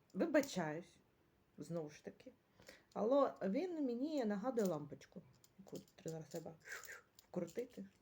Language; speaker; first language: Ukrainian; native; Ukrainian